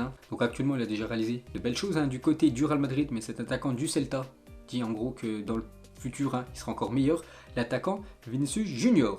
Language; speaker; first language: French; native; French